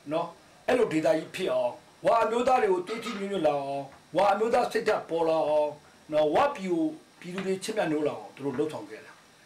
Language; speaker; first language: Burmese; non-native, local second language; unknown